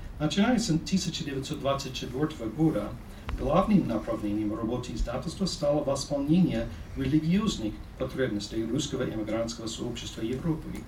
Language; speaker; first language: Russian; non-native, fluent; English